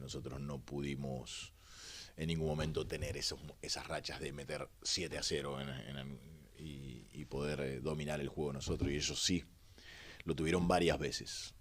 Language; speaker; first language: Spanish; native; Spanish